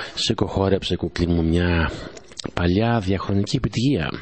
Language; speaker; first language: Greek; early bilingual, heritage; Greek